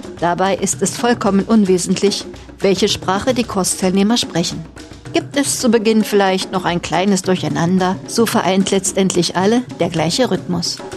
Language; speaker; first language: German; native; German